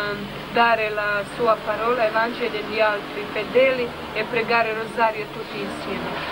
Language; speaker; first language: Italian; non-native, learner; Croatian